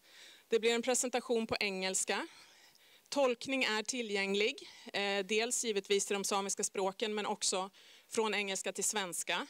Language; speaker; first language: Swedish; native; Swedish